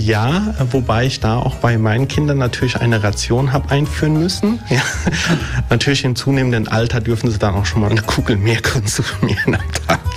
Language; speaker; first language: German; early bilingual, other home language; Italian